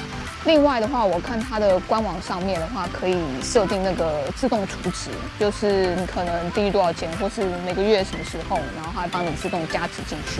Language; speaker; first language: Chinese; native; Chinese